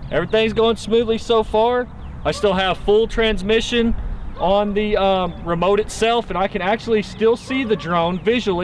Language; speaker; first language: English; native; English